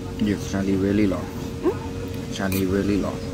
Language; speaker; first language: English; non-native, learner; Thai